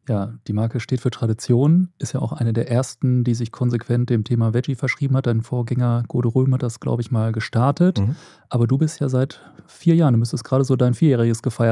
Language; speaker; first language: German; native; German